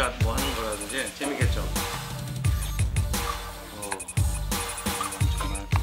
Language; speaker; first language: Korean; native; Korean